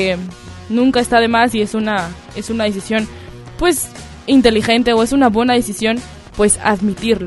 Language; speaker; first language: Spanish; native; Spanish